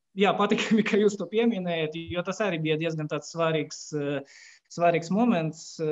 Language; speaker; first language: Latvian; non-native, local second language; Russian